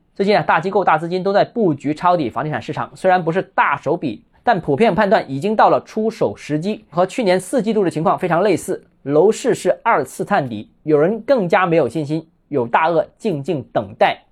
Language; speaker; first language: Chinese; native; Chinese